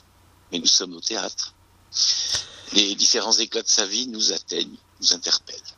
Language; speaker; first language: French; native; French